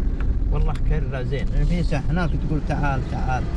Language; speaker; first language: Arabic; native; Arabic